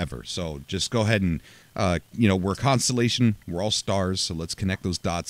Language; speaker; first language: English; native; English